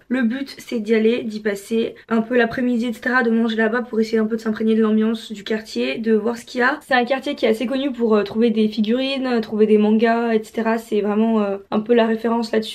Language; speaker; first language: French; native; French